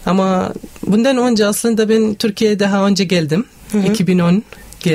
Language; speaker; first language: Turkish; non-native, learner; Arabic